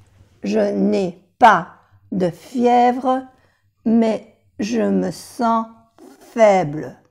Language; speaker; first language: French; non-native, fluent; Spanish